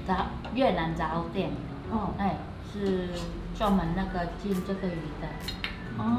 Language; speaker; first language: Chinese; non-native, learner; Vietnamese